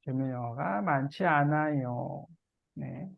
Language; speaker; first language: Korean; native; Korean